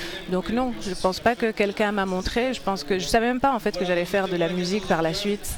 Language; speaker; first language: French; non-native, local second language; Arabic